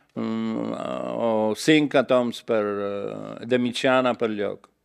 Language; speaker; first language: Italian; non-native, learner; Polish